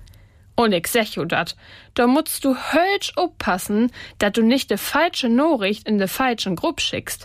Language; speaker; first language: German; native; German